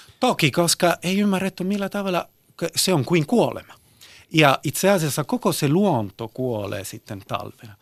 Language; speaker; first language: Finnish; early bilingual, heritage; Italian